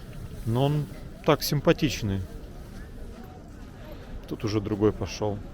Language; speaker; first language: Russian; native; Russian